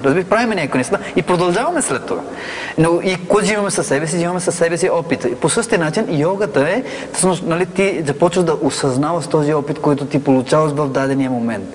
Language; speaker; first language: Bulgarian; non-native, fluent; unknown